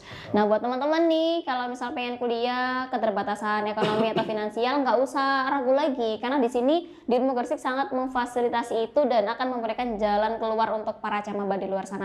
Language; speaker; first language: Indonesian; native; Indonesian